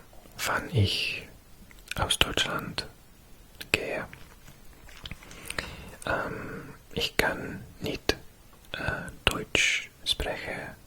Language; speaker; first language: German; non-native, learner; English